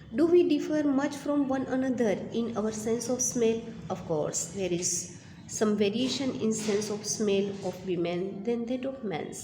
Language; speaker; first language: English; non-native, local second language; Gujarati